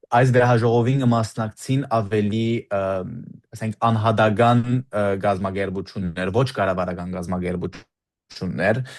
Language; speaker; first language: Armenian; early bilingual, heritage; Armenian